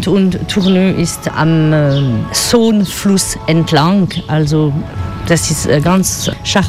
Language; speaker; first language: German; non-native, learner; French